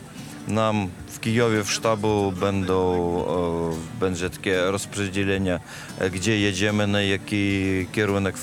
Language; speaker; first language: Polish; non-native, learner; Ukrainian